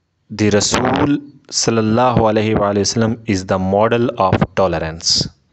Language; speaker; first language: English; non-native, local second language; Urdu